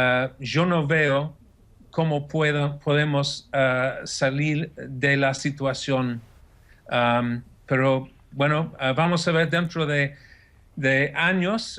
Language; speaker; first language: Spanish; non-native, fluent; English